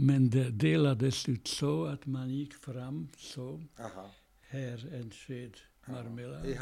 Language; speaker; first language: Swedish; non-native, fluent; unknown